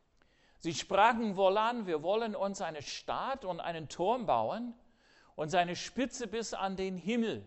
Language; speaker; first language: German; non-native, fluent; English